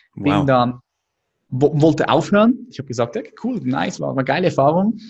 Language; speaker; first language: German; native; German